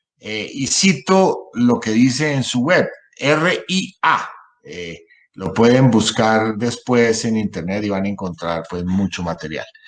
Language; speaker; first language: Spanish; native; Spanish